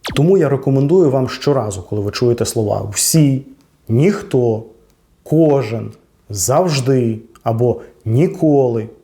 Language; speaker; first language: Ukrainian; non-native, local second language; Russian